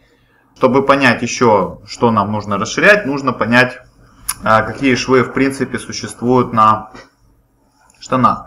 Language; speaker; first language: Russian; native; Russian